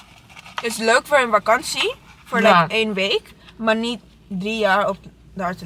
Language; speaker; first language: Dutch; non-native, learner; Italian